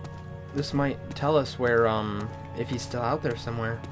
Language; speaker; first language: English; native; English